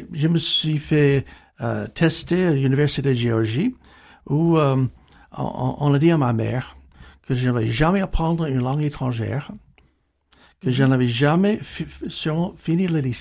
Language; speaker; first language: French; non-native, fluent; English